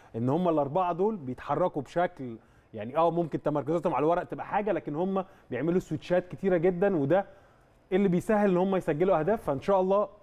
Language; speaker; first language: Arabic; native; Arabic